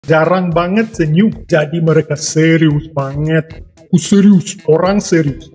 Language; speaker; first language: Indonesian; non-native, fluent; Russian